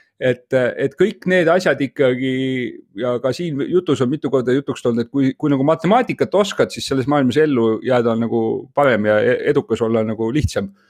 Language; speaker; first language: Estonian; native; Estonian